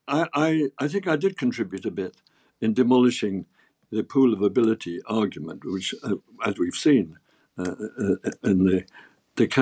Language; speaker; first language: English; native; English